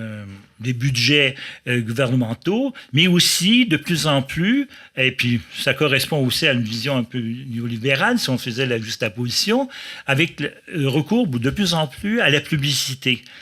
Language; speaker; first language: French; native; French